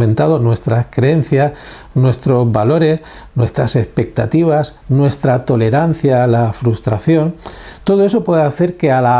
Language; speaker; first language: Spanish; native; Spanish